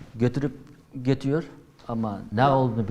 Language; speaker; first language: Turkish; non-native, learner; Uyghur